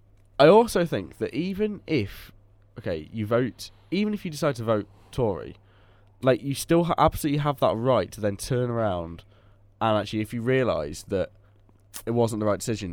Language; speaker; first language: English; native; English